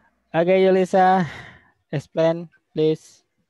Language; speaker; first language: English; non-native, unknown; Indonesian